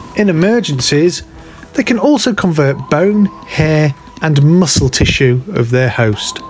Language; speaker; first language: English; native; English